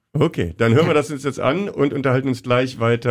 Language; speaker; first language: German; native; German